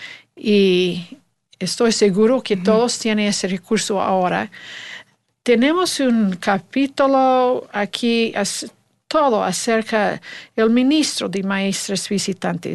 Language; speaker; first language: Spanish; non-native, learner; English